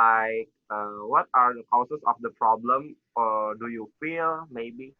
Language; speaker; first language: English; non-native, learner; Indonesian